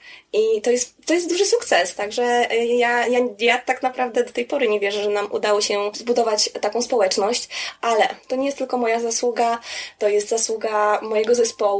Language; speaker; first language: Polish; native; Polish